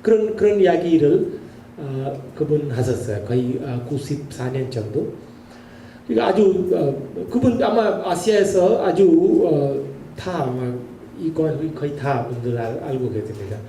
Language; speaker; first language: Korean; non-native, learner; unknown